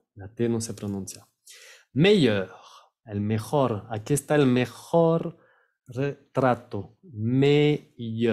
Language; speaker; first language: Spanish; non-native, fluent; French